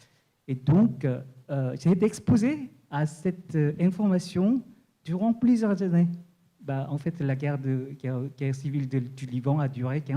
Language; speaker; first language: French; non-native, fluent; Korean